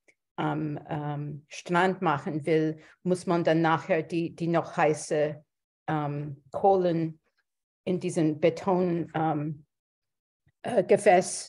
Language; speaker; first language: German; non-native, fluent; English